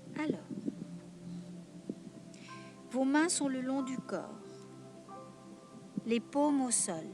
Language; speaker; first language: French; native; French